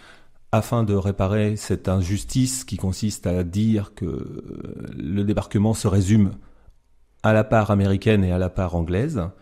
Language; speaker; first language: French; native; French